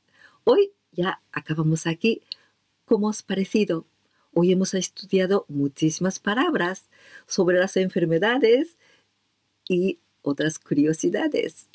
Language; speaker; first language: Spanish; non-native, learner; Japanese